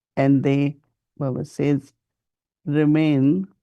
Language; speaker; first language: English; non-native, local second language; Hindi